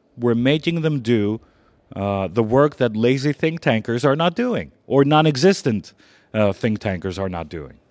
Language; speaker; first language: English; non-native, fluent; Greek